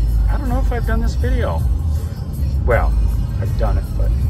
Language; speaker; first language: English; native; English